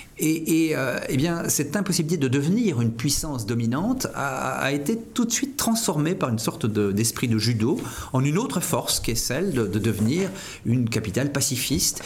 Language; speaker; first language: French; native; French